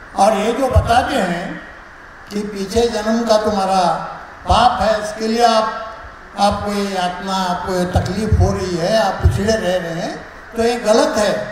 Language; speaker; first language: Hindi; non-native, local second language; Marathi